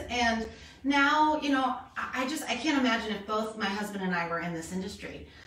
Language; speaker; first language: English; native; English